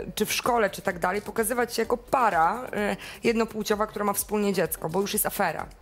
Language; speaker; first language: Polish; native; Polish